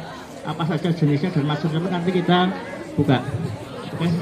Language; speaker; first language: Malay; non-native, local second language; Javanese